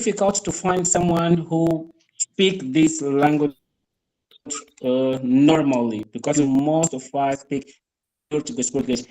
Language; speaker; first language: English; non-native, fluent; Portuguese